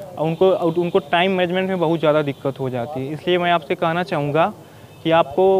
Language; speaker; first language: Hindi; native; Hindi